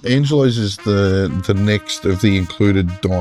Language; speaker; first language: English; native; English